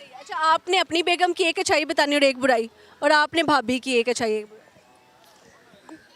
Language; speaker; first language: Urdu; native; Urdu